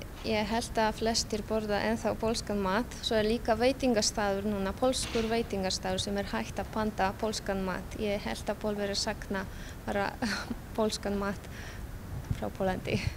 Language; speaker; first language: Icelandic; non-native, fluent; Polish